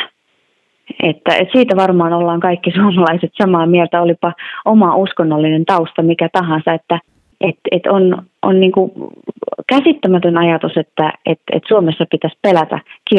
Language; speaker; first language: Finnish; native; Finnish